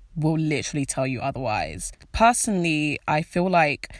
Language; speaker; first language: English; native; English